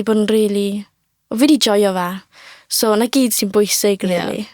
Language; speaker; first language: Welsh; native; Welsh